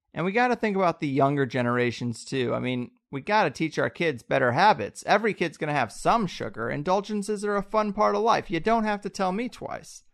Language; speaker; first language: English; native; English